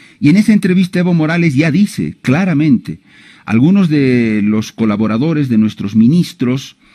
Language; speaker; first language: Spanish; native; Spanish